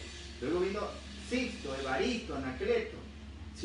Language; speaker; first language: Spanish; native; Spanish